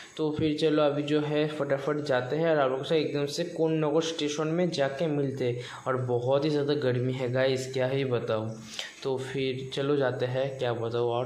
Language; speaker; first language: Hindi; non-native, local second language; Bangla